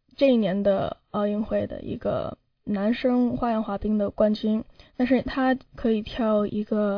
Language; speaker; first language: Chinese; early bilingual, heritage; Chinese